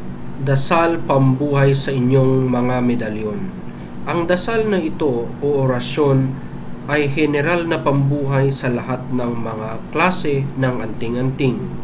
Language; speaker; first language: Filipino; native; Filipino